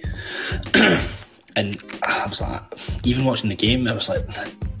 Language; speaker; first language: English; native; English